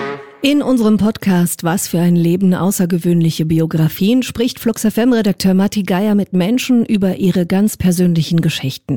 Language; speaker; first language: German; native; German